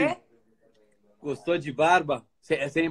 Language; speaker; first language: Portuguese; native; Portuguese